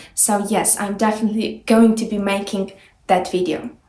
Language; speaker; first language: English; non-native, fluent; Ukrainian